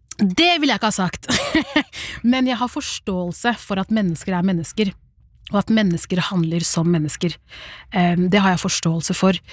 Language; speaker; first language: Norwegian; early bilingual, other home language; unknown